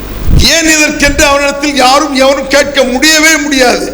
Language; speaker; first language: Tamil; native; Tamil